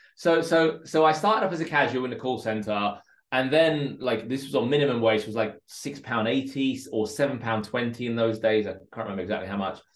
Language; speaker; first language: English; early bilingual, other home language; Russian